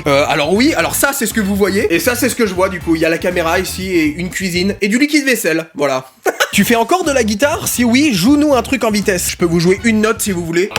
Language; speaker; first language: French; native; French